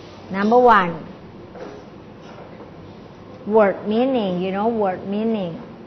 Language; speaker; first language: English; non-native, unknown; Thai